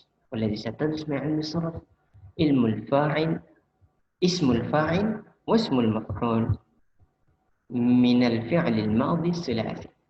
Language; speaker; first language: Arabic; non-native, fluent; Indonesian